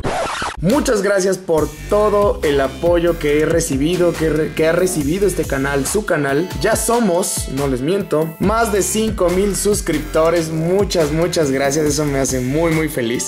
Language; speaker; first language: Spanish; native; Spanish